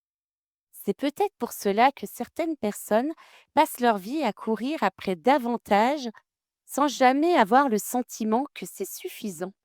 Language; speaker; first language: French; native; French